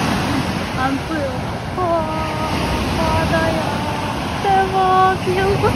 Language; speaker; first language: Korean; non-native, learner; Ukrainian